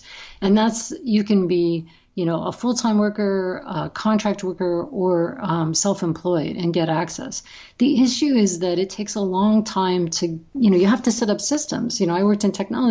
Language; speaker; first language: English; native; English